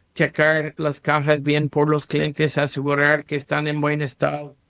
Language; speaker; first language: Spanish; non-native, learner; English